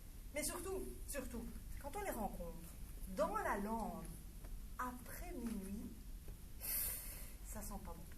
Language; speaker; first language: French; native; French